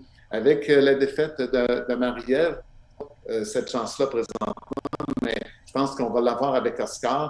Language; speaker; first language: French; native; French